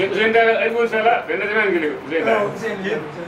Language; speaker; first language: Turkish; non-native, learner; French